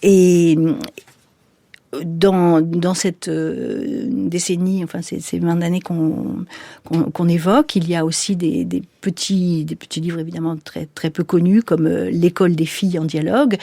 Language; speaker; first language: French; native; French